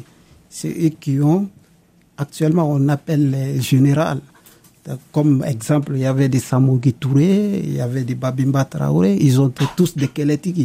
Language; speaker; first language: French; non-native, local second language; Mandingo